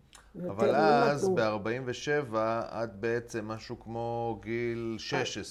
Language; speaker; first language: Hebrew; native; Hebrew